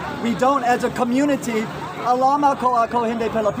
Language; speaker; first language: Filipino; non-native, learner; English